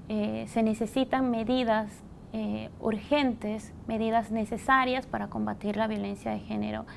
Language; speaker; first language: Spanish; native; Spanish